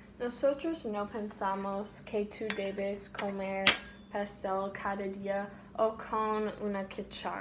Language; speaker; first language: Spanish; non-native, learner; English